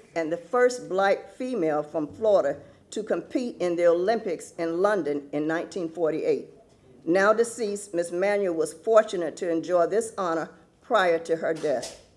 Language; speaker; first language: English; native; English